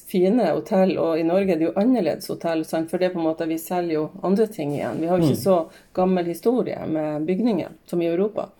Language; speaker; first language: Norwegian; native; Norwegian